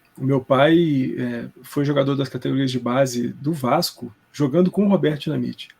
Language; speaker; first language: Portuguese; native; Portuguese